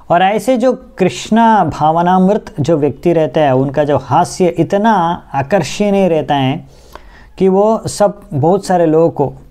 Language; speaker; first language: Hindi; non-native, local second language; Bangla